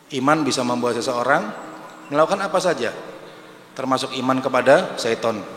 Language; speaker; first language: Indonesian; native; Indonesian